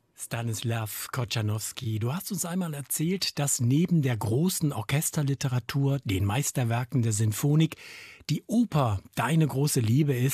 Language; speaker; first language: German; native; German